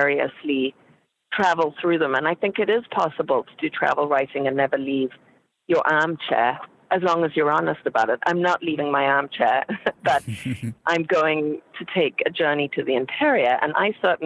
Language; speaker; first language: English; native; English